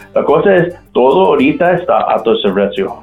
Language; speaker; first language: Spanish; non-native, local second language; English